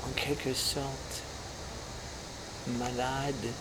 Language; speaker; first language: French; non-native, fluent; English